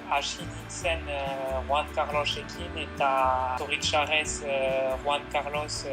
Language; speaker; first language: Basque; non-native, learner; French